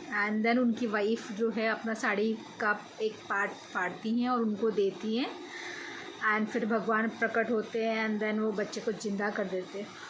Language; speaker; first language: Hindi; native; Hindi